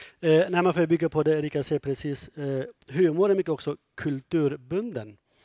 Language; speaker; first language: Swedish; non-native, fluent; Kurdish